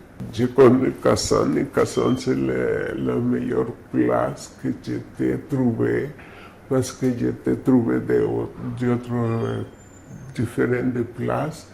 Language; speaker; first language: French; non-native, learner; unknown